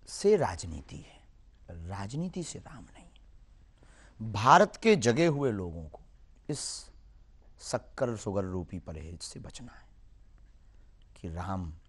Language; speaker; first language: Hindi; native; Hindi